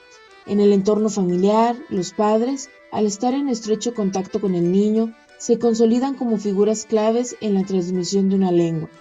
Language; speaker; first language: Spanish; native; Spanish